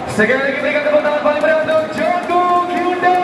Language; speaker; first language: Indonesian; native; Indonesian